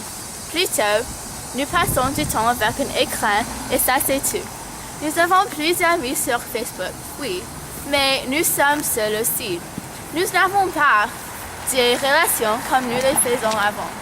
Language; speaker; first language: French; non-native, learner; English